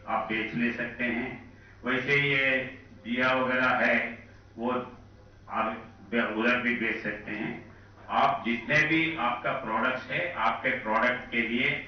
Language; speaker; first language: Hindi; non-native, local second language; Telugu